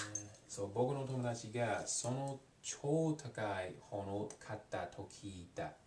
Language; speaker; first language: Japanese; non-native, learner; English